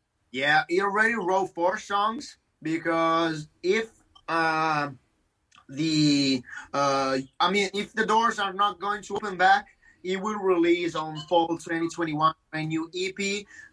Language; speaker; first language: English; non-native, fluent; Italian